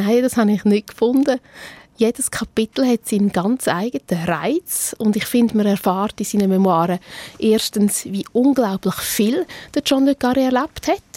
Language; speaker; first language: German; native; German